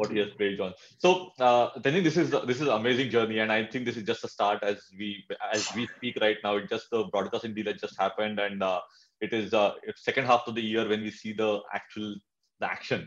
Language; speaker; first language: English; non-native, local second language; Marathi